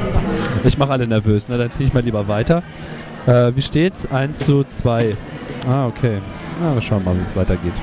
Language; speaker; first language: German; native; German